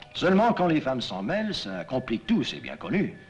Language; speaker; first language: French; non-native, fluent; English